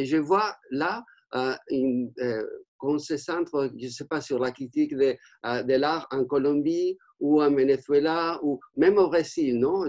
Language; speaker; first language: French; non-native, fluent; Spanish